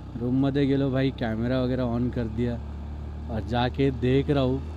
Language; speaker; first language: Hindi; non-native, local second language; Marathi